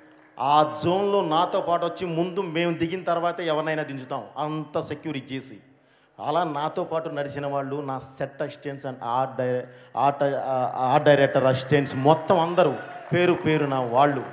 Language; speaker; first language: Telugu; native; Telugu